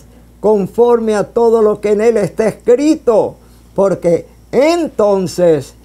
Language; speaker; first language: Spanish; native; Spanish